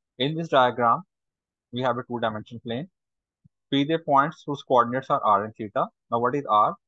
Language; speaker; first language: English; non-native, local second language; Urdu